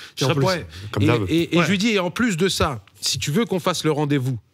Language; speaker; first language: French; native; French